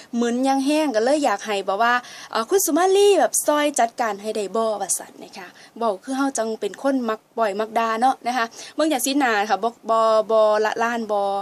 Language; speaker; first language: Thai; native; Thai